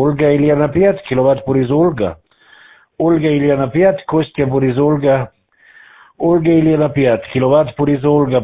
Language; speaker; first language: Russian; non-native, learner; German